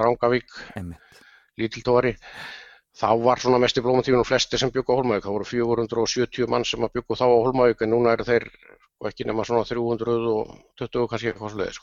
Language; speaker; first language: Icelandic; native; Icelandic